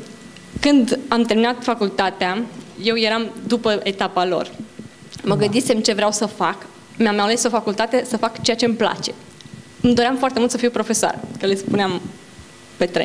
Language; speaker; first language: Romanian; native; Romanian